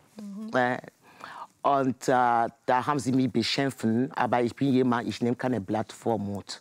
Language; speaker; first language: German; non-native, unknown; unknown